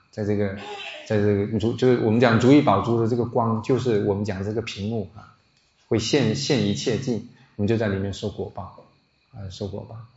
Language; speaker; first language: Chinese; non-native, local second language; Min Nan Chinese